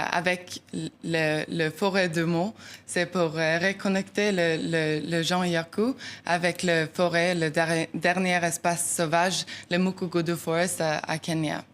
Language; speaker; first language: French; non-native, learner; Norwegian